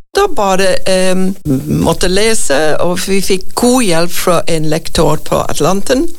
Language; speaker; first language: Norwegian; non-native, fluent; English